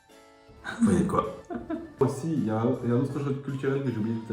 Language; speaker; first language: French; native; French